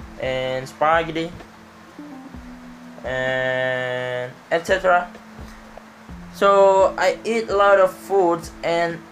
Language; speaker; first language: English; non-native, learner; Indonesian